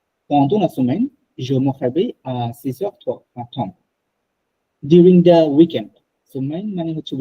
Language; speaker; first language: French; non-native, learner; Bangla